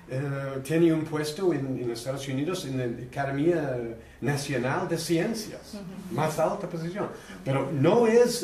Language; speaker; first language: Spanish; non-native, learner; English